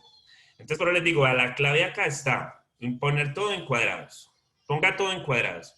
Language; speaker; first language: Spanish; native; Spanish